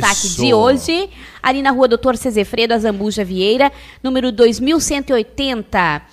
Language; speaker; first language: Portuguese; native; Portuguese